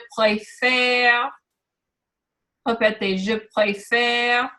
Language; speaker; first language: French; non-native, learner; English